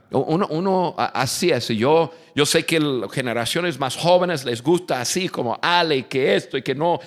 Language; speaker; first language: Spanish; non-native, fluent; English